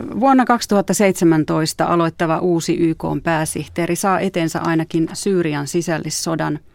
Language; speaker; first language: Finnish; native; Finnish